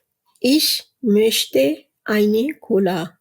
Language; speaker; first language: German; non-native, fluent; Urdu